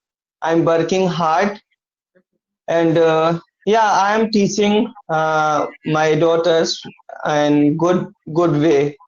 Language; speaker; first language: English; non-native, learner; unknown